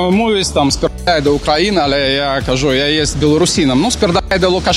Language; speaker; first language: Polish; non-native, learner; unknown